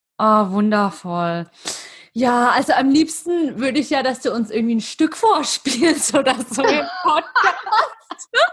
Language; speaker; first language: German; native; German